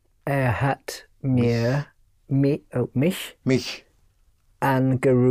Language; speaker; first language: German; non-native, learner; English